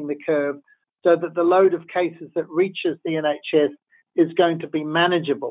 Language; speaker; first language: English; native; English